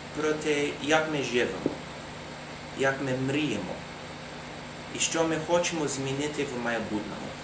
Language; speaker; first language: Ukrainian; non-native, learner; English